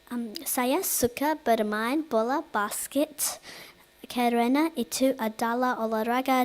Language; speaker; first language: Indonesian; non-native, learner; English